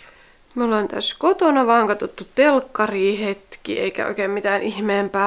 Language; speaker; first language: Finnish; native; Finnish